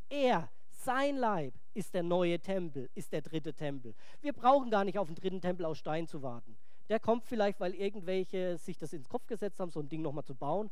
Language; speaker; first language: German; native; German